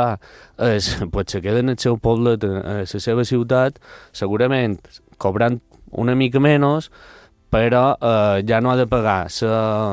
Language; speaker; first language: Catalan; native; Catalan